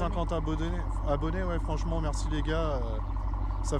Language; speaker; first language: French; native; French